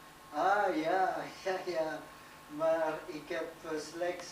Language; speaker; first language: Dutch; non-native, learner; French